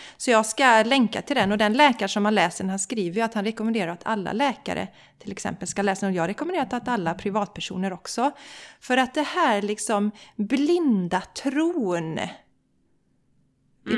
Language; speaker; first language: Swedish; native; Swedish